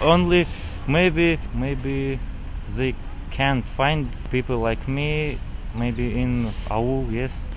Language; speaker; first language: English; non-native, learner; Kazakh